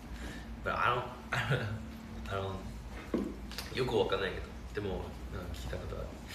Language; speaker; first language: Japanese; non-native, fluent; Chinese